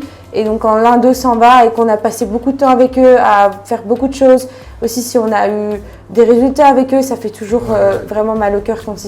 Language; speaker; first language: French; native; French